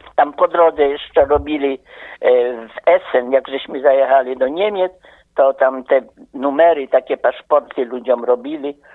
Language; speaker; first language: Polish; native; Polish